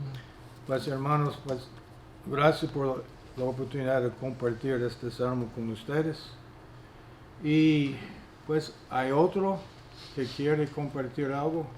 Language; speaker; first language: Spanish; non-native, fluent; English